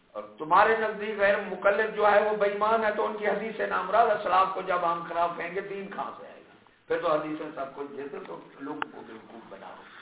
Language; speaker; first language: Urdu; non-native, local second language; Punjabi